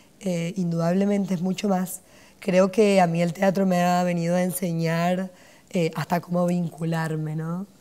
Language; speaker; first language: Spanish; native; Spanish